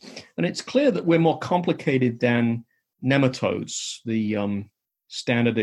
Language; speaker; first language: English; native; English